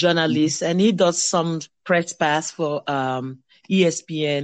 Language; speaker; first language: English; non-native, local second language; Igbo